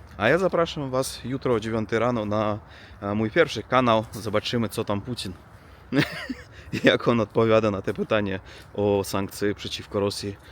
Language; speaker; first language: Polish; non-native, learner; Russian